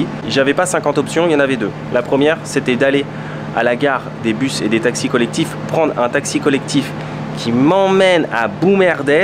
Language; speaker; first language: French; native; French